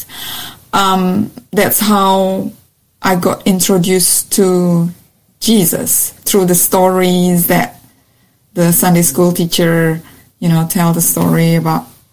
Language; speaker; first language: English; non-native, fluent; Indonesian